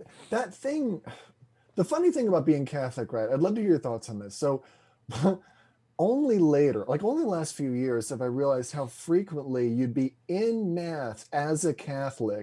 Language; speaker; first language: English; native; English